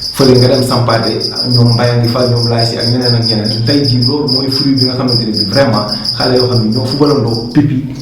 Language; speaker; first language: Wolof; native; Wolof